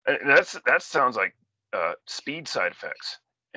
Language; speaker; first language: English; native; English